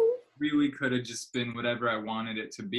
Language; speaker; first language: English; native; English